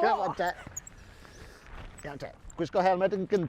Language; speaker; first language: Welsh; native; Welsh